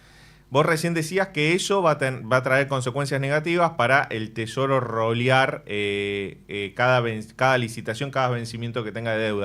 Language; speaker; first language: Spanish; native; Spanish